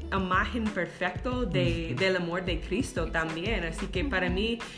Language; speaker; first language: Spanish; non-native, fluent; English